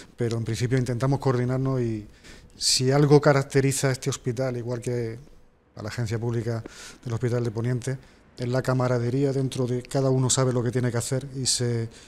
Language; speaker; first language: Spanish; native; Spanish